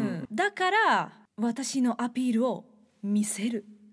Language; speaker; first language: Japanese; non-native, fluent; Spanish